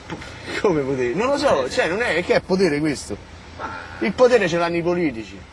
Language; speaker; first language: Italian; native; Italian